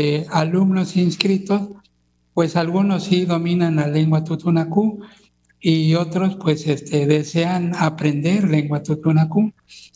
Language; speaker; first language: Spanish; non-native, local second language; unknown